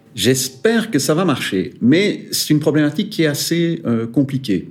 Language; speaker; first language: French; native; French